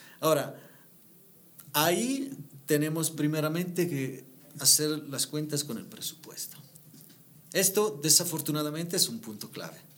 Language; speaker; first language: Spanish; non-native, fluent; Italian